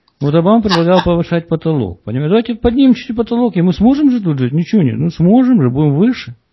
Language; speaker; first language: Russian; native; Russian